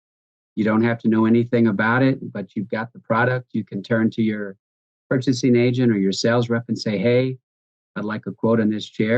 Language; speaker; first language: English; native; English